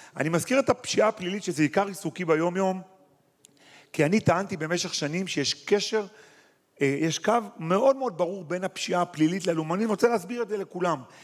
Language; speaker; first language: Hebrew; native; Hebrew